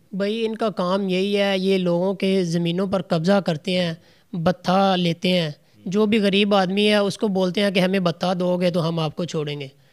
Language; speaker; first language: Urdu; non-native, local second language; Punjabi